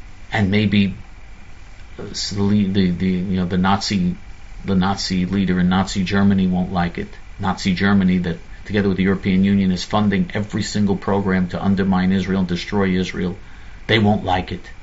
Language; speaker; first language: English; native; English